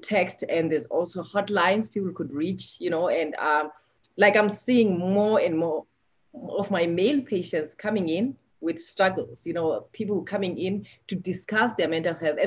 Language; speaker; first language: English; non-native, local second language; Xhosa